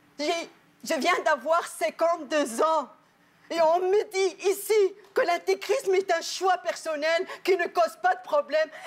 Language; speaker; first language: French; non-native, local second language; Arabic